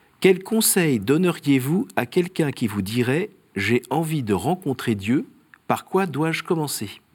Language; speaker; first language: French; native; French